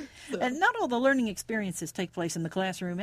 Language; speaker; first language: English; native; English